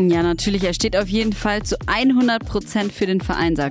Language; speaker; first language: German; native; German